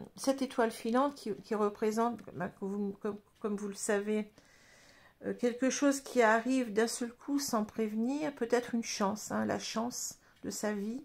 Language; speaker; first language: French; native; French